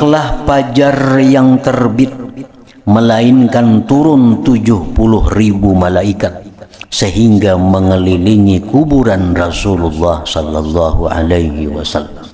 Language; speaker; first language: Indonesian; non-native, local second language; Banjar